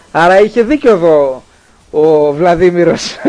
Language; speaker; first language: Greek; native; Greek